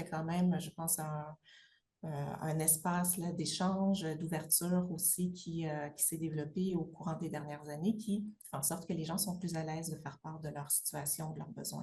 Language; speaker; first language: French; native; French